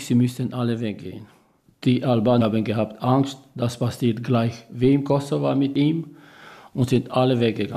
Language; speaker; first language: German; non-native, learner; Albanian